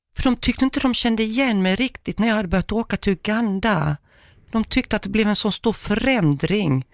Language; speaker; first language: Swedish; early bilingual, other home language; Croatian